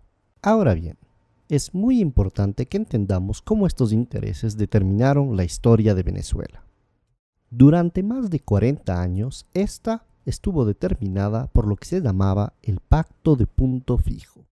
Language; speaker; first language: Spanish; native; Spanish